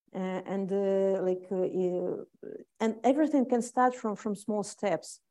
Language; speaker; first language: English; non-native, fluent; Russian